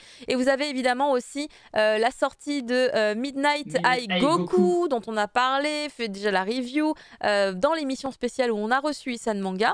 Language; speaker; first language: French; native; French